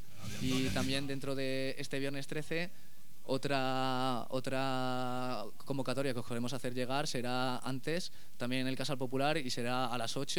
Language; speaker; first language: Spanish; native; Spanish